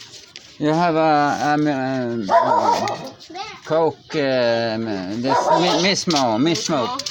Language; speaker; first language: English; non-native, learner; Norwegian